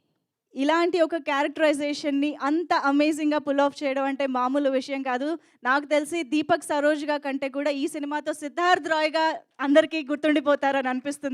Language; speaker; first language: Telugu; native; Telugu